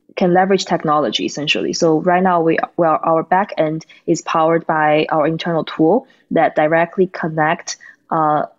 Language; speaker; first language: English; non-native, fluent; Chinese